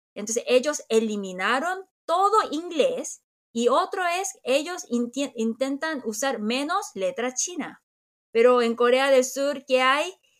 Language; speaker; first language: Spanish; non-native, fluent; Korean